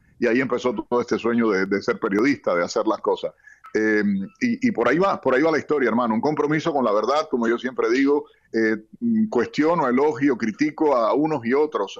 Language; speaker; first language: Spanish; native; Spanish